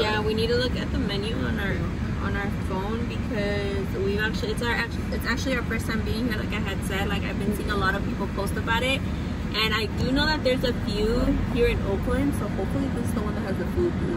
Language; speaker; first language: English; early bilingual, other home language; Spanish